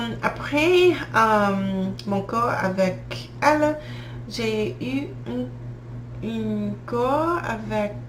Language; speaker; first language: French; non-native, learner; English